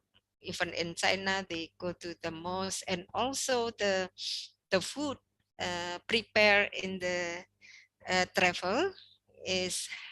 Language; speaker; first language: English; non-native, learner; Indonesian